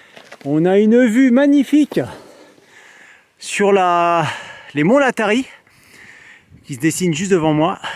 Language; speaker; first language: French; native; French